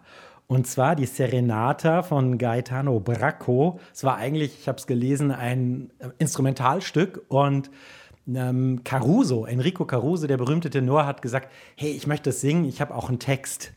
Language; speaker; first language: German; native; German